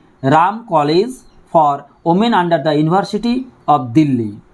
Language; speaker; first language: English; non-native, local second language; Bangla